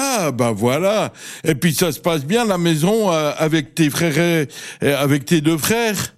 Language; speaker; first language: French; native; French